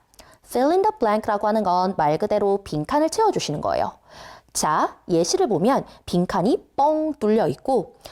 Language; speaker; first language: Korean; native; Korean